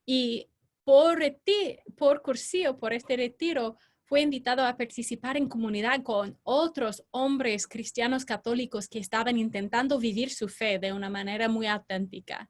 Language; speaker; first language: Spanish; non-native, fluent; English